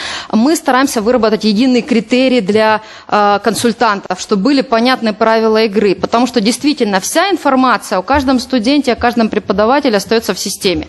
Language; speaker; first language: Russian; native; Russian